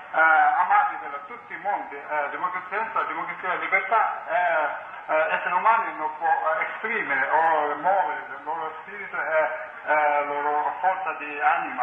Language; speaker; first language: Italian; non-native, learner; Tibetan